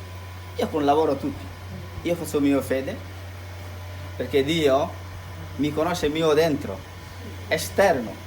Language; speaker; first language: Italian; non-native, learner; Bangla